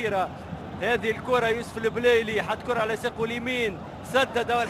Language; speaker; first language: Arabic; native; Arabic